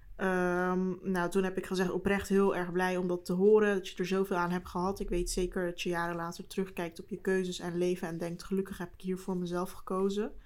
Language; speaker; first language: Dutch; early bilingual, other home language; Turkish